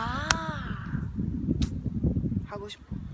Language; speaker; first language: Korean; non-native, learner; Chinese